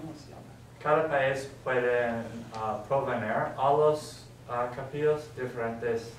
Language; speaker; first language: Spanish; non-native, learner; English